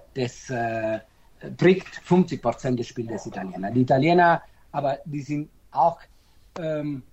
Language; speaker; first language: German; non-native, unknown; Italian